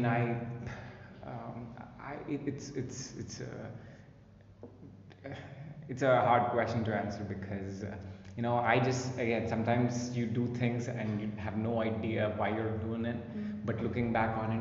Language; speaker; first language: English; non-native, local second language; Telugu